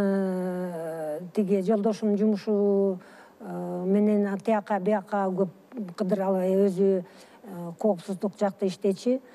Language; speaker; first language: Kyrgyz; early bilingual, other home language; Russian